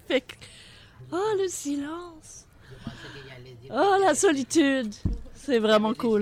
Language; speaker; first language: French; native; French